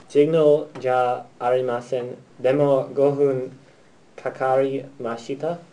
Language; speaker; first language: Japanese; non-native, learner; English